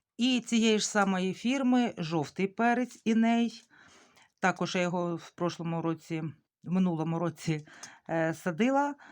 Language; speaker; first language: Ukrainian; native; Ukrainian